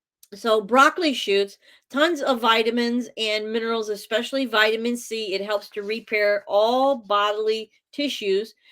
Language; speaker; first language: English; native; English